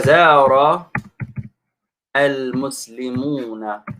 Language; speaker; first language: Arabic; non-native, fluent; English